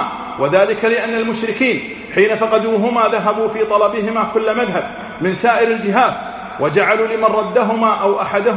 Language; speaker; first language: Arabic; native; Arabic